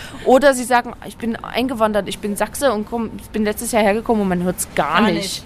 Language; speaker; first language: German; native; German